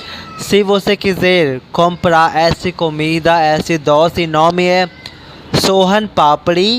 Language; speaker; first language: Portuguese; non-native, learner; Hindi